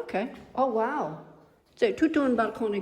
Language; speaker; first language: Italian; non-native, learner; English